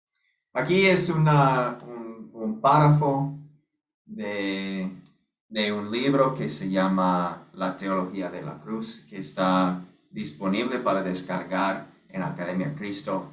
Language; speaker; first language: Spanish; non-native, fluent; English